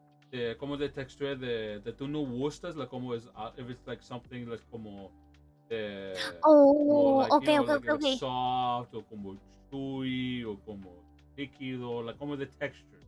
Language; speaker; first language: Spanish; early bilingual, heritage; English